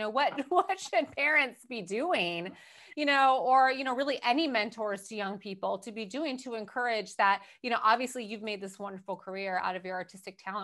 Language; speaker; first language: English; native; English